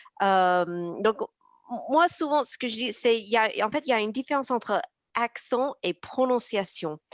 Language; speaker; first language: French; native; French